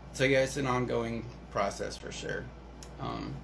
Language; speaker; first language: English; native; English